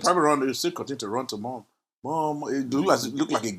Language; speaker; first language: English; non-native, local second language; Yoruba